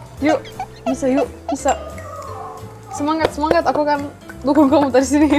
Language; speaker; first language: Indonesian; non-native, fluent; Turkish